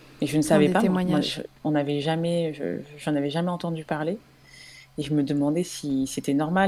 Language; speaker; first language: French; native; French